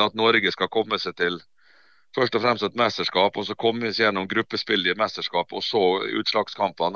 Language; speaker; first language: Norwegian; native; Norwegian